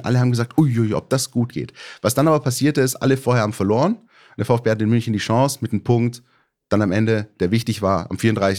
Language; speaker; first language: German; native; German